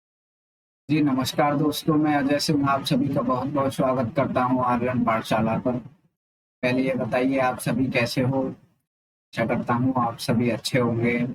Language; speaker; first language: Hindi; native; Hindi